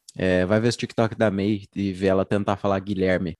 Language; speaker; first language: Portuguese; native; Portuguese